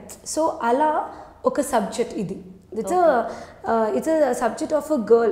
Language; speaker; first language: Telugu; non-native, learner; Malayalam